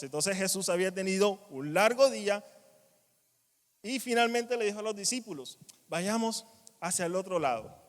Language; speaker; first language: Spanish; native; Spanish